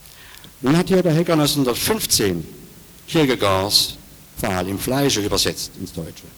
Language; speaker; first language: German; native; German